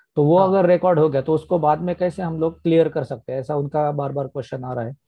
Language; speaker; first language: Hindi; non-native, local second language; Marathi